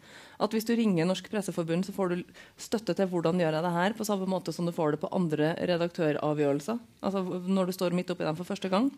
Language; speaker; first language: Norwegian; native; Norwegian